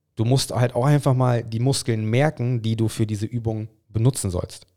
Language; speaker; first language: German; non-native, fluent; English